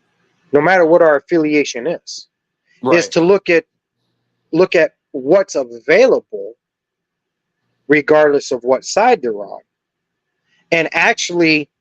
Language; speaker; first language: English; native; English